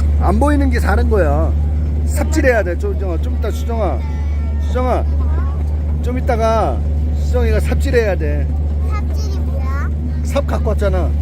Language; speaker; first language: Korean; native; Korean